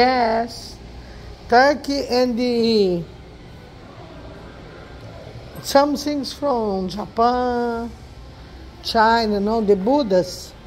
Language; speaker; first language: English; non-native, learner; Portuguese